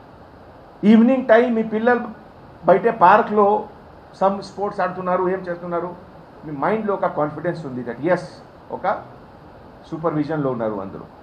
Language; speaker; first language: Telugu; non-native, fluent; Hindi